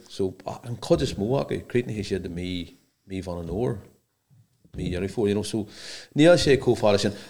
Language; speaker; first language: Irish; non-native, local second language; English